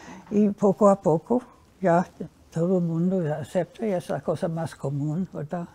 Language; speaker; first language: Spanish; non-native, fluent; English